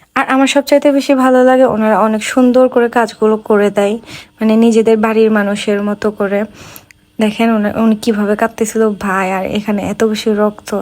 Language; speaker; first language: Bangla; non-native, local second language; Chakma